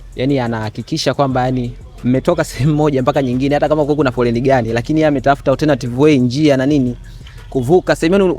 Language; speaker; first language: Swahili; native; Swahili